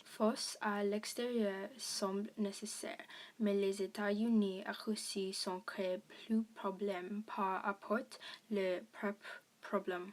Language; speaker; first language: French; non-native, learner; English